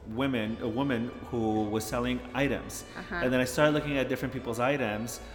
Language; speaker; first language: English; early bilingual, other home language; Spanish